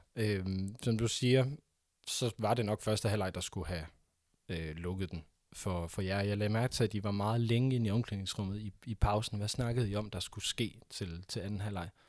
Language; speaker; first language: Danish; native; Danish